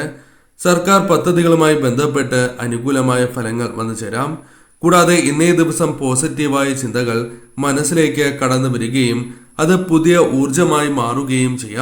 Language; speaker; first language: Malayalam; native; Malayalam